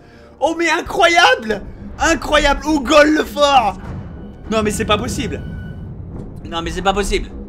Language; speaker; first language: French; native; French